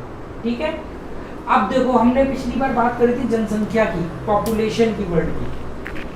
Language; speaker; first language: Hindi; native; Hindi